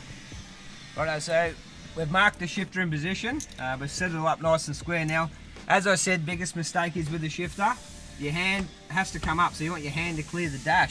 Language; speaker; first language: English; native; English